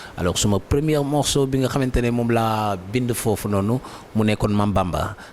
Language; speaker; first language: Wolof; native; Wolof